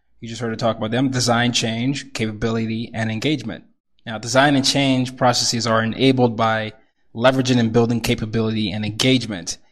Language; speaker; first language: English; non-native, local second language; Yoruba